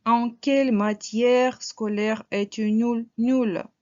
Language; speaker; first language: French; non-native, fluent; Russian